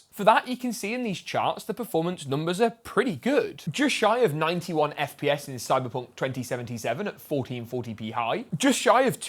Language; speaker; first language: English; native; English